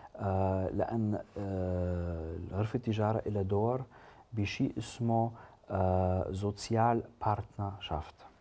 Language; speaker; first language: Arabic; early bilingual, heritage; German